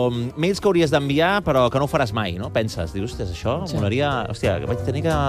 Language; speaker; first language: Catalan; native; Catalan